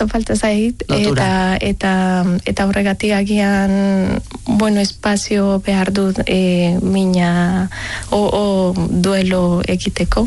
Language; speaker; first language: Basque; non-native, learner; Spanish